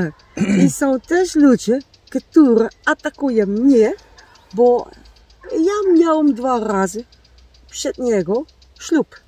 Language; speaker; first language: Polish; non-native, learner; Dutch